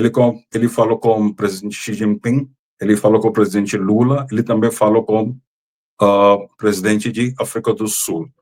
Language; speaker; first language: Portuguese; non-native, fluent; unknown